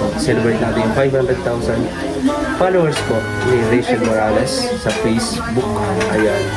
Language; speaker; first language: Filipino; non-native, local second language; Cebuano